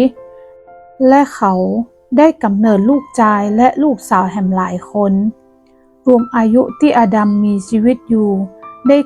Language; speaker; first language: Thai; non-native, local second language; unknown